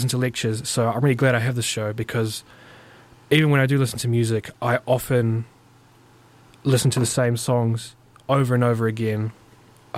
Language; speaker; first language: English; native; English